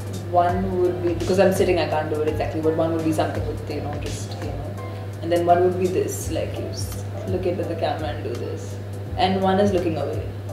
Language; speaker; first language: English; non-native, local second language; Sindhi